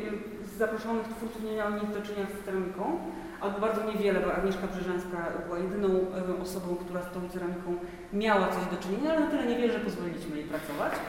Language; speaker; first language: Polish; native; Polish